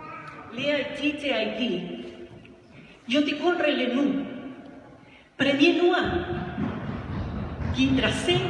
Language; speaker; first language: Haitian Creole; non-native, learner; Spanish